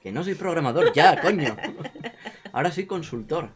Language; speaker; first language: Spanish; native; Spanish